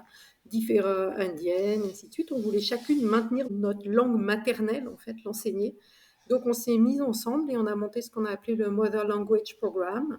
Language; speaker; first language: French; native; French